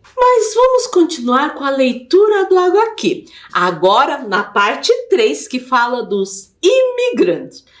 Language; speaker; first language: Portuguese; native; Portuguese